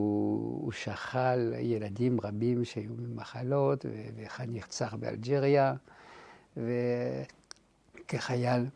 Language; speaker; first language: Hebrew; non-native, fluent; French